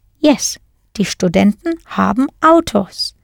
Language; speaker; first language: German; non-native, fluent; English